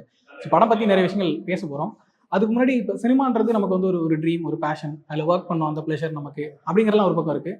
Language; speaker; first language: Tamil; native; Tamil